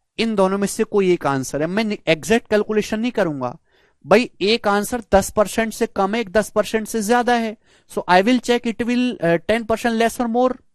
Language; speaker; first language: Hindi; native; Hindi